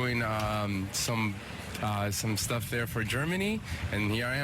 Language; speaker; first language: English; early bilingual, other home language; Spanish